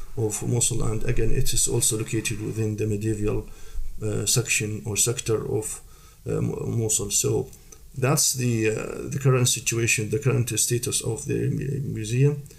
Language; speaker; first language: English; non-native, fluent; Arabic